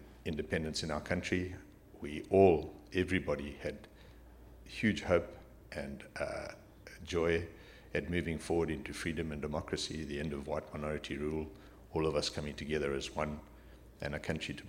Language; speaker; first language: English; native; English